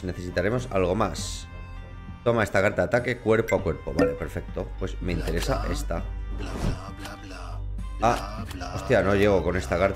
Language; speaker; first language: Spanish; native; Spanish